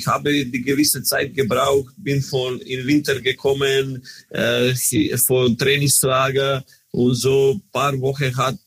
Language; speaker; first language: German; non-native, learner; Croatian